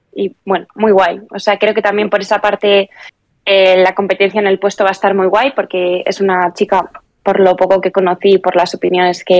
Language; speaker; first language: Spanish; native; Spanish